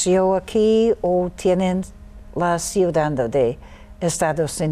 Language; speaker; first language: Spanish; non-native, learner; English